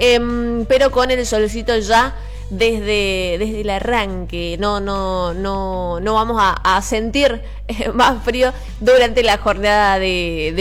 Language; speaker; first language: Spanish; native; Spanish